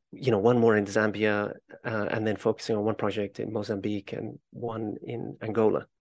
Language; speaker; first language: English; native; English